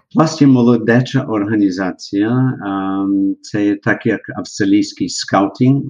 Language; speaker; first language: Ukrainian; early bilingual, heritage; English